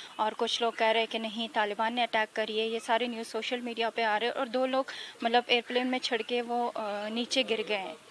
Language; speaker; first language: Hindi; non-native, fluent; Persian